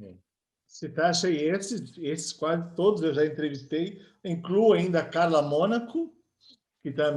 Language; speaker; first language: Portuguese; native; Portuguese